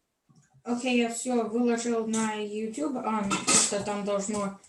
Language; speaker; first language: Russian; early bilingual, heritage; Russian